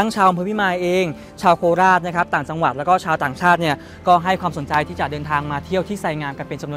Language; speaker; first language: Thai; native; Thai